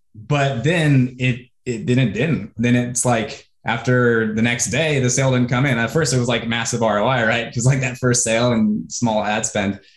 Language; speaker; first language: English; native; English